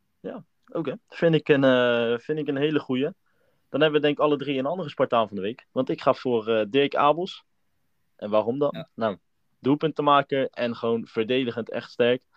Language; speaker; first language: Dutch; native; Dutch